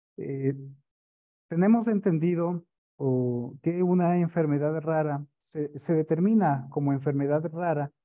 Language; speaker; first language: Spanish; native; Spanish